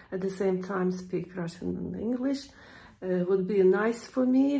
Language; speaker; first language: English; non-native, learner; Russian